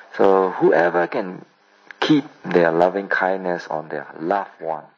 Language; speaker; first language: English; non-native, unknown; Burmese